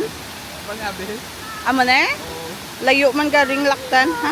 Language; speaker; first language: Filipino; non-native, local second language; Hiligaynon